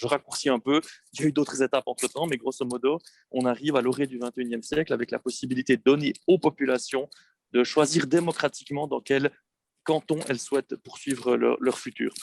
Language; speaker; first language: French; native; French